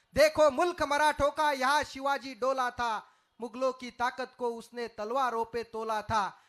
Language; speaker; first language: Hindi; non-native, local second language; Marathi